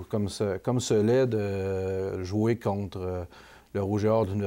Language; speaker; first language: French; native; French